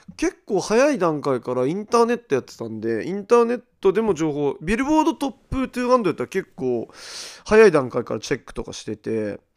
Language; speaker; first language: Japanese; native; Japanese